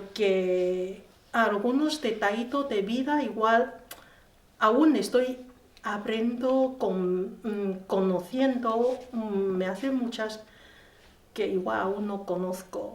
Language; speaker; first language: Spanish; non-native, learner; Chinese